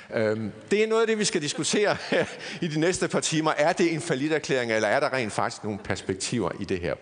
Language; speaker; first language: Danish; native; Danish